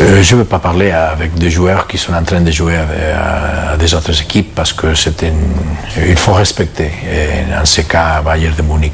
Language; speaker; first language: French; non-native, fluent; Catalan